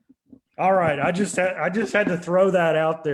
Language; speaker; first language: English; native; English